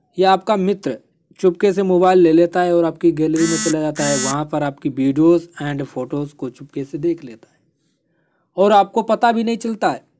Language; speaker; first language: Hindi; native; Hindi